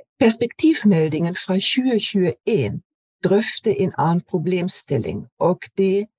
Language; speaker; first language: Norwegian; non-native, fluent; German